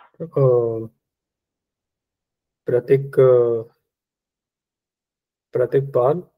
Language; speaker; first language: French; non-native, learner; Punjabi